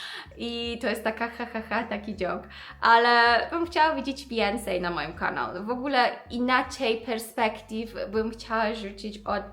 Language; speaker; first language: Polish; non-native, fluent; Persian